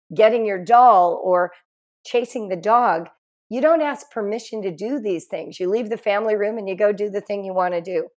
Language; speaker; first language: English; native; English